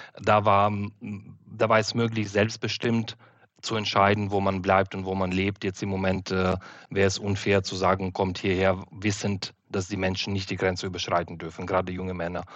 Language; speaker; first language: German; non-native, fluent; Ukrainian